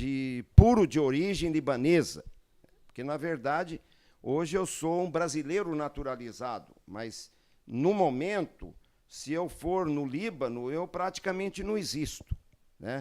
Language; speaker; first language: Portuguese; early bilingual, other home language; Arabic